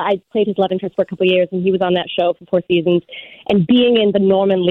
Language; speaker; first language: English; native; English